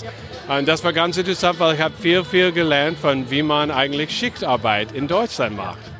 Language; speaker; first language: German; non-native, fluent; English